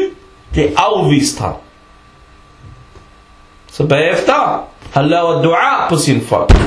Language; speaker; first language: Danish; early bilingual, other home language; Arabic